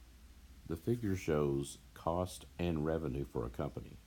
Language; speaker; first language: English; native; English